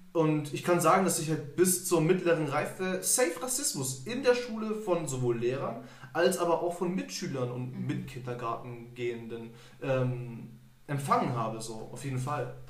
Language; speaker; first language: German; early bilingual, other home language; Turkish